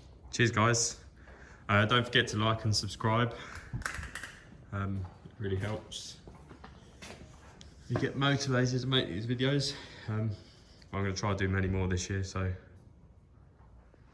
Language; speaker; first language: English; native; English